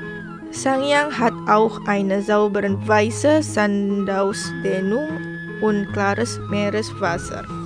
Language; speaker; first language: German; non-native, fluent; Indonesian